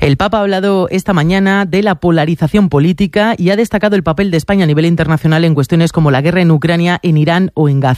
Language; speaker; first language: Spanish; native; Spanish